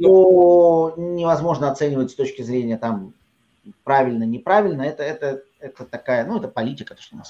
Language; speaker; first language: Russian; native; Russian